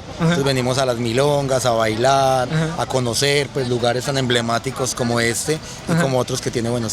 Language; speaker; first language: Spanish; native; Spanish